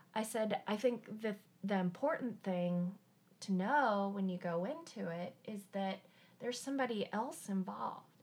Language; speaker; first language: English; native; English